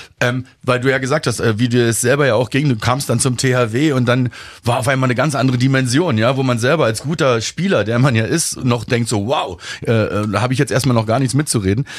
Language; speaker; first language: German; native; German